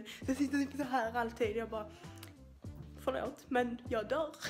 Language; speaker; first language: Swedish; native; Swedish